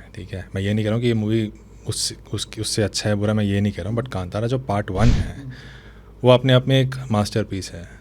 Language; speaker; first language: Hindi; non-native, local second language; Tulu